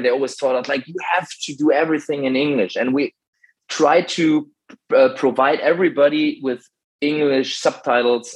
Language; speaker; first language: English; non-native, fluent; German